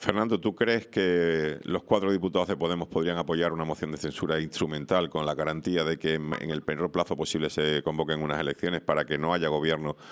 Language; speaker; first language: Spanish; native; Spanish